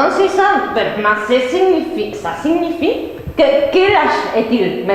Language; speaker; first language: French; non-native, learner; Spanish